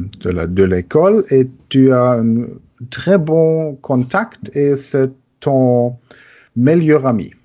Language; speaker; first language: French; non-native, learner; German